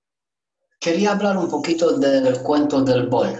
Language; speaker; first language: Spanish; non-native, learner; Romanian